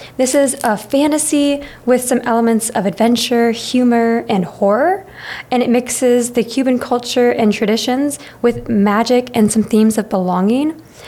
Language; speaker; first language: English; native; English